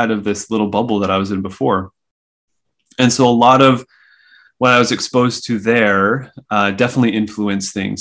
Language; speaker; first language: English; native; English